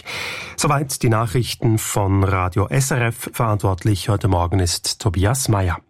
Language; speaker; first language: German; native; German